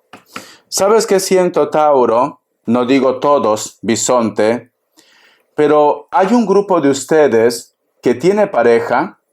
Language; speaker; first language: Spanish; native; Spanish